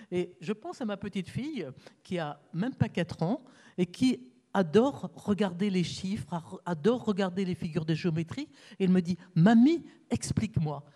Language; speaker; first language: French; native; French